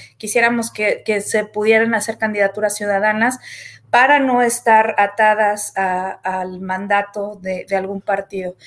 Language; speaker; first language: Spanish; native; Spanish